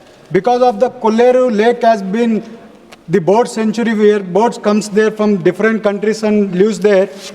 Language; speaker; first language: English; non-native, local second language; Telugu